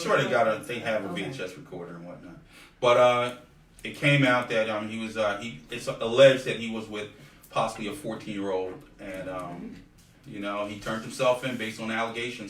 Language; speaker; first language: English; native; English